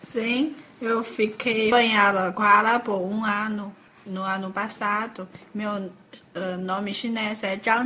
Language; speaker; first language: Portuguese; non-native, learner; Chinese